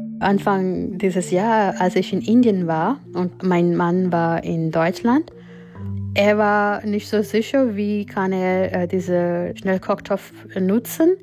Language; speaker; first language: German; non-native, fluent; Gujarati